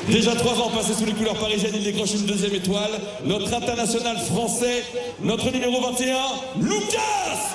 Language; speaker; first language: French; native; French